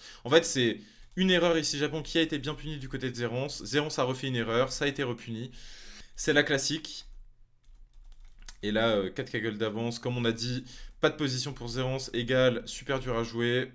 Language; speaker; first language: French; native; French